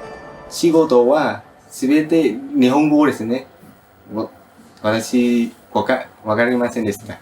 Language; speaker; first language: Japanese; non-native, learner; Vietnamese